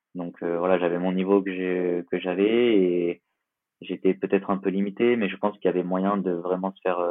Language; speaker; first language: French; native; French